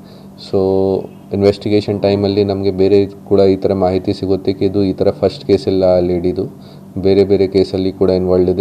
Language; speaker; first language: Kannada; non-native, local second language; Hindi